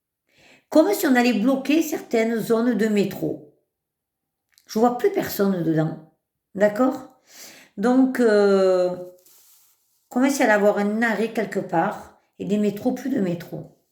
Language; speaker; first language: French; native; French